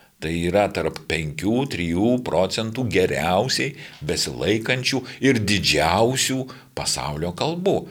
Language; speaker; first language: Lithuanian; native; Lithuanian